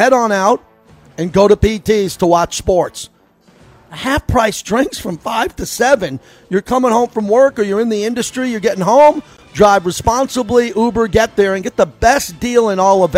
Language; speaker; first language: English; native; English